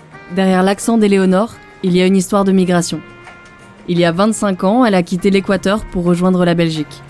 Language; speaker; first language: French; native; French